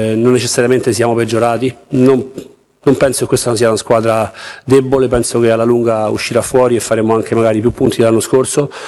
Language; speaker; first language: Italian; native; Italian